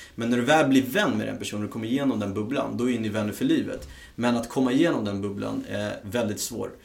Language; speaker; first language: Swedish; early bilingual, other home language; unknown